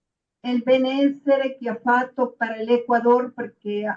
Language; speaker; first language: Italian; non-native, learner; Spanish